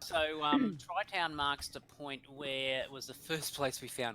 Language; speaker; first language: English; native; English